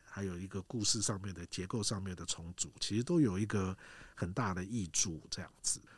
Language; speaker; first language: Chinese; native; Chinese